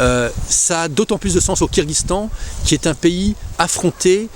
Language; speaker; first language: French; native; French